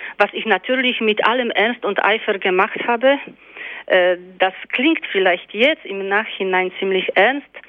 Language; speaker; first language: German; non-native, fluent; Polish